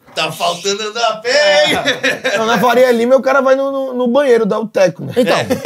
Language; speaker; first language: Portuguese; native; Portuguese